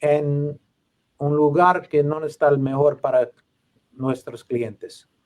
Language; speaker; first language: Spanish; non-native, learner; English